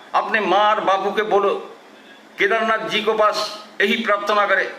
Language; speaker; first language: Hindi; non-native, local second language; Bangla